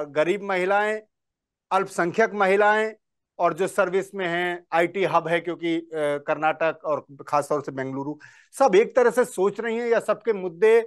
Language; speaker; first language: Hindi; native; Hindi